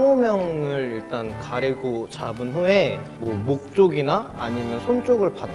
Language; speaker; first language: Korean; native; Korean